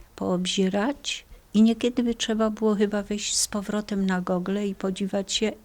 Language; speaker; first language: Polish; native; Polish